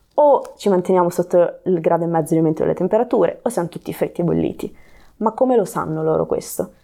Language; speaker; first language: Italian; native; Italian